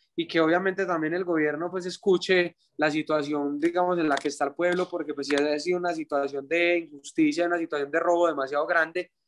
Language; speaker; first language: Spanish; native; Spanish